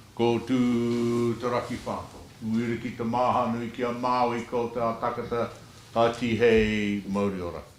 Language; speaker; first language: Māori; non-native, local second language; English